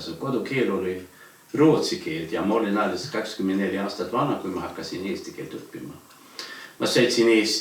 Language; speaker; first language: Estonian; non-native, fluent; Swedish